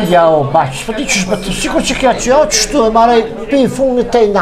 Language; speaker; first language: German; non-native, learner; Albanian